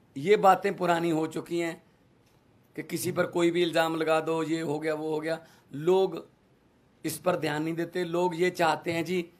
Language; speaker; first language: Hindi; non-native, local second language; Punjabi